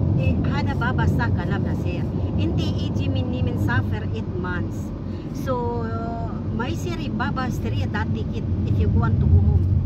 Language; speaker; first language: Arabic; non-native, learner; Filipino